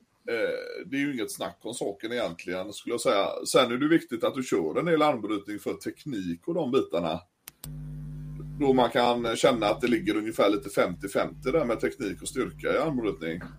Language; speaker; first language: Swedish; native; Swedish